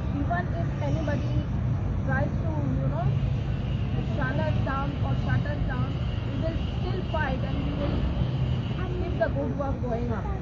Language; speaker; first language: English; non-native, local second language; Hindi